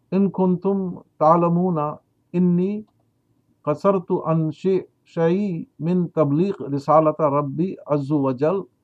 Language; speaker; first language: Urdu; native; Urdu